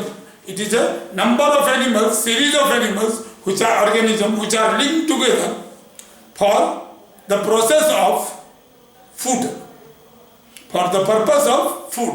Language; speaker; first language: English; non-native, local second language; Hindi